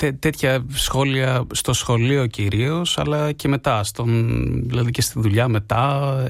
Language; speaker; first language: Greek; early bilingual, heritage; Greek